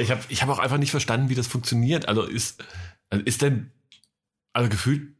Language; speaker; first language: German; native; German